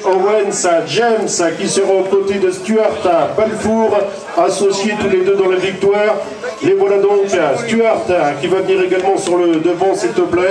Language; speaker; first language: French; native; French